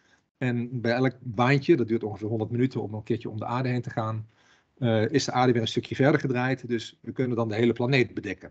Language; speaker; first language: Dutch; native; Dutch